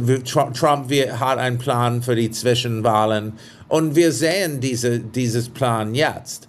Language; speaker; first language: German; non-native, fluent; English